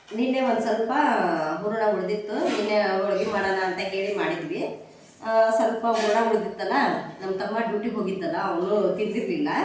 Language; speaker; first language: Kannada; non-native, local second language; Lambadi